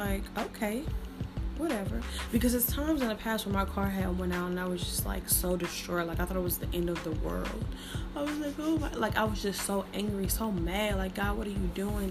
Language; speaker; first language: English; native; English